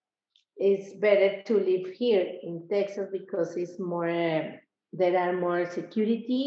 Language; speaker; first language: English; non-native, learner; Spanish